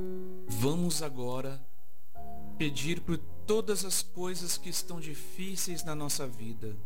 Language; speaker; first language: Portuguese; native; Portuguese